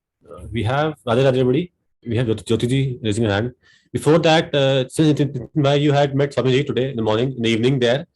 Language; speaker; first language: English; non-native, local second language; Hindi